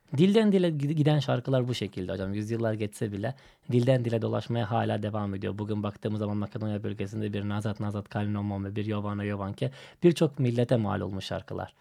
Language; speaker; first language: Turkish; non-native, fluent; Macedonian